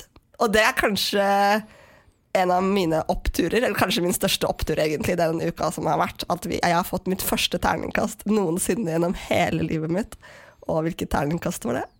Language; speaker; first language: Norwegian; native; Norwegian